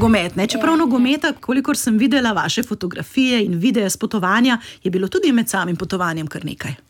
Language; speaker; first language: Slovenian; native; Slovenian